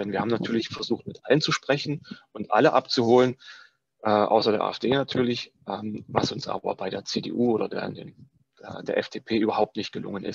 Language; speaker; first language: German; native; German